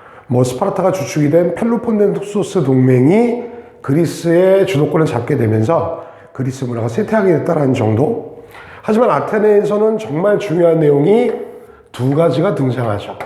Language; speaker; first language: Korean; native; Korean